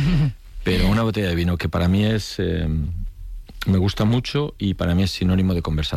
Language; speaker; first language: Spanish; native; Spanish